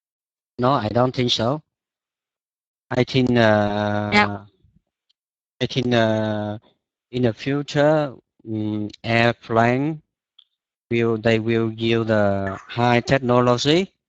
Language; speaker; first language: English; non-native, learner; Vietnamese